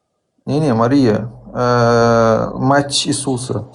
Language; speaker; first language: Russian; early bilingual, heritage; Chechen